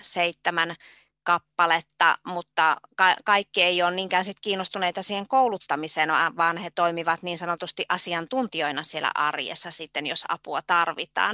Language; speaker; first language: Finnish; native; Finnish